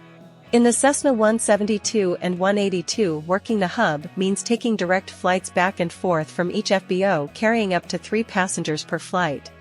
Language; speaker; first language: English; native; English